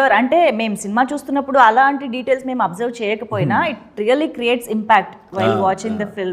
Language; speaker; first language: Telugu; native; Telugu